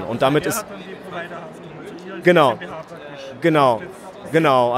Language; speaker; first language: German; native; German